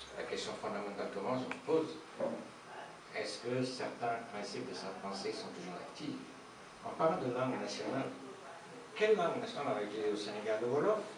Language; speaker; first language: French; non-native, local second language; Soninke